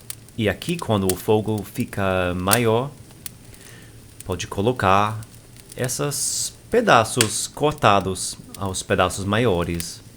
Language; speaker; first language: Portuguese; non-native, fluent; English